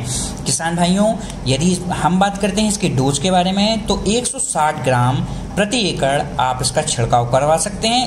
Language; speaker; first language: Hindi; native; Hindi